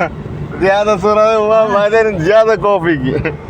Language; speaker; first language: Arabic; non-native, learner; Malayalam